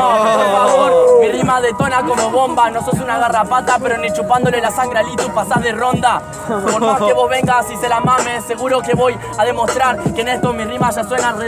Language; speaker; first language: Spanish; native; Spanish